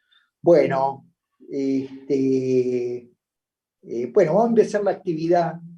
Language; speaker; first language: Spanish; native; Spanish